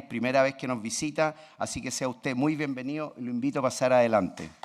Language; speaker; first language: Spanish; native; Spanish